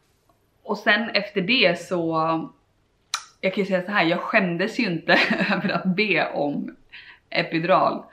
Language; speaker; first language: Swedish; native; Swedish